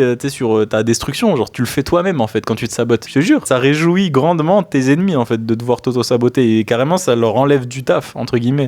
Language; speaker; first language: French; native; French